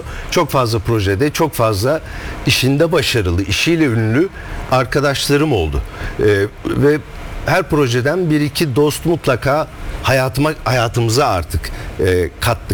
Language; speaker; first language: Turkish; native; Turkish